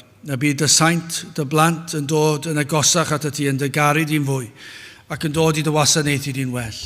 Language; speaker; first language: Welsh; native; Welsh